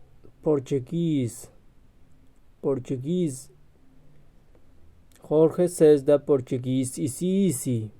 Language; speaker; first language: English; non-native, learner; Spanish